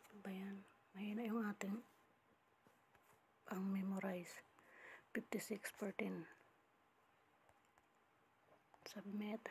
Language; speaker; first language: Filipino; native; Filipino